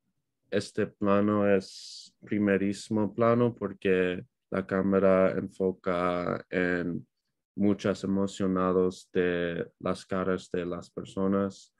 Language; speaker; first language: Spanish; non-native, learner; English